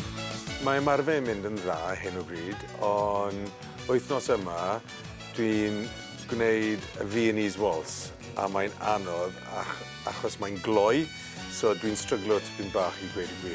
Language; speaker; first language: Welsh; non-native, local second language; English